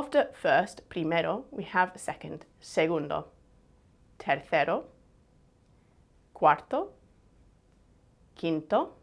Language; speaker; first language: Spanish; non-native, fluent; English